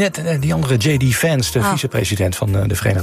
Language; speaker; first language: Dutch; native; Dutch